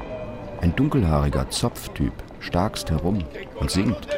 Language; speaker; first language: German; native; German